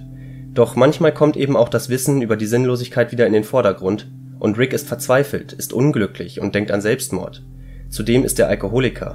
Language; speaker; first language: German; native; German